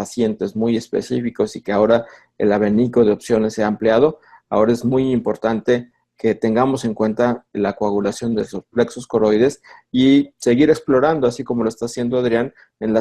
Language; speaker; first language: Spanish; native; Spanish